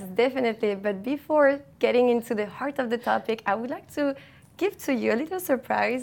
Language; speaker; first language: English; non-native, fluent; French